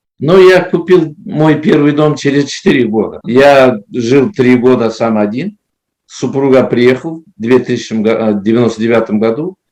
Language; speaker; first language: Russian; non-native, local second language; Kazakh